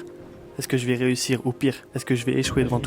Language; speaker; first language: French; native; French